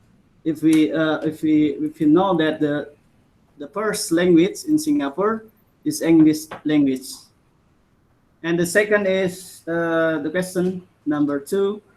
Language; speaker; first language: English; non-native, learner; Indonesian